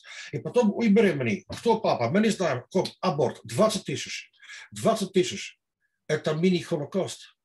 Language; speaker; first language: Russian; non-native, fluent; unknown